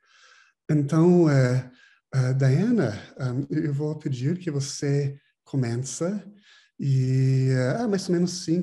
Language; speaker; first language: Portuguese; non-native, fluent; English